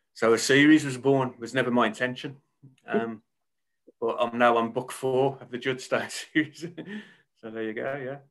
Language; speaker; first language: English; native; English